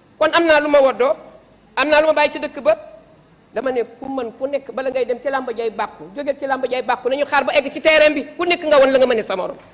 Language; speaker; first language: Wolof; non-native, local second language; Fula